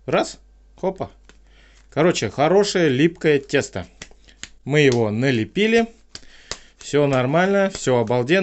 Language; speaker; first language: Russian; native; Russian